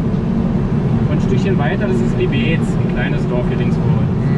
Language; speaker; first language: German; native; German